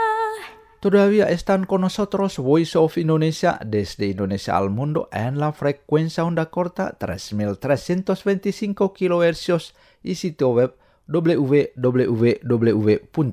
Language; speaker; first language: Spanish; non-native, fluent; Indonesian